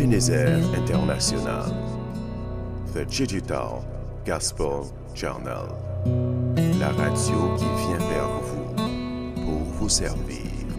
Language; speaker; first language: French; native; French